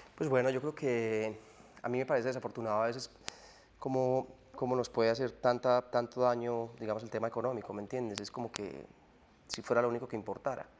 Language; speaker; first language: Spanish; native; Spanish